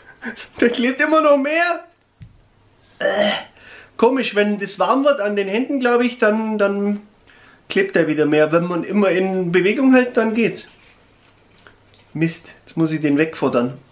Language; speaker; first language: German; native; German